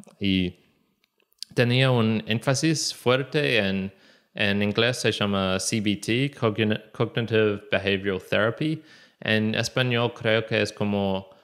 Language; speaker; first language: Spanish; non-native, learner; English